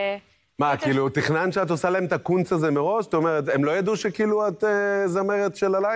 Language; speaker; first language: Hebrew; native; Hebrew